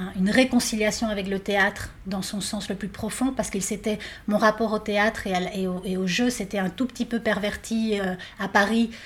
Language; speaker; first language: French; non-native, fluent; Spanish